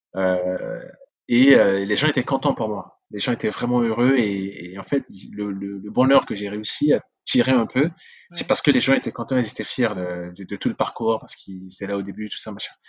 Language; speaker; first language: French; non-native, local second language; Sango